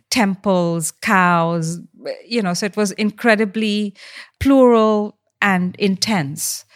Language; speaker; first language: English; non-native, local second language; Hindi